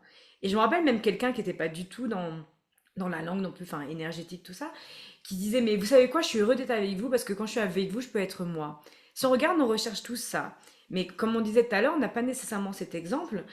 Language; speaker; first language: French; native; French